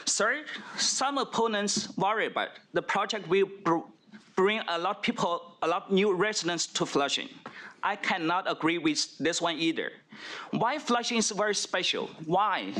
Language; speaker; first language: English; non-native, fluent; Chinese